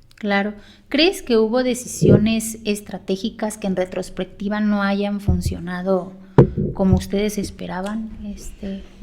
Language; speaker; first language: Spanish; native; Spanish